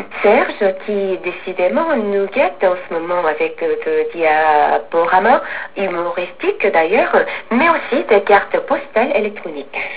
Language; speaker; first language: French; non-native, fluent; Korean